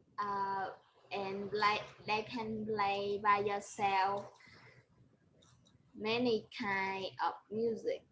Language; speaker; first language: English; non-native, learner; Vietnamese